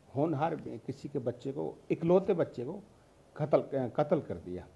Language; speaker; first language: Hindi; native; Hindi